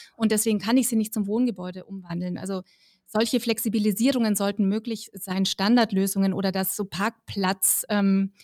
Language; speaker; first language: German; native; German